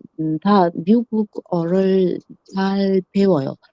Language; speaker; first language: Korean; non-native, learner; Uzbek